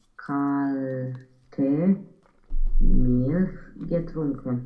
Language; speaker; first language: German; non-native, learner; Romanian